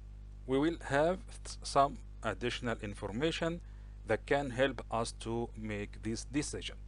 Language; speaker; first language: English; non-native, local second language; Arabic